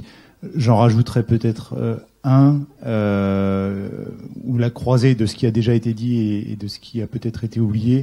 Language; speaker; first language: French; native; French